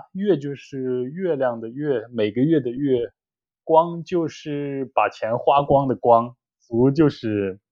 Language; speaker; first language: Chinese; native; Chinese